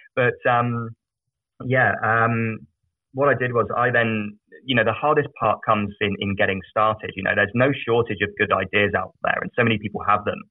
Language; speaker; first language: English; native; English